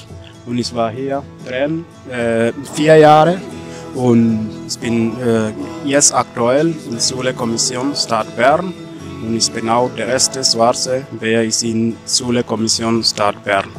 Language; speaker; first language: German; non-native, learner; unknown